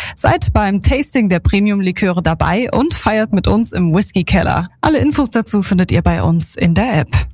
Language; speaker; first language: German; native; German